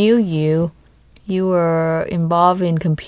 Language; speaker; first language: English; non-native, fluent; Vietnamese